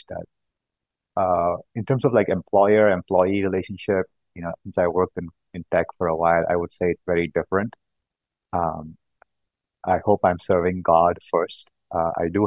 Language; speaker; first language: English; non-native, local second language; Konkani